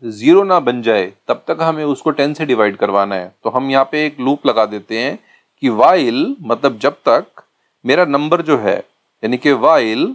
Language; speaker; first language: Hindi; native; Hindi